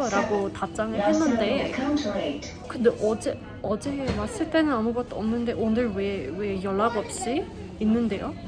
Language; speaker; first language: Korean; non-native, fluent; English